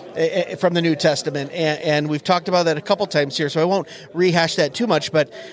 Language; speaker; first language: English; native; English